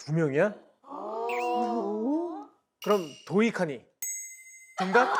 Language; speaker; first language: Korean; native; Korean